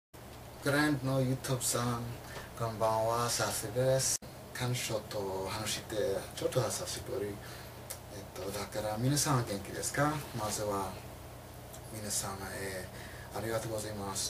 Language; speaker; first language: Japanese; non-native, learner; English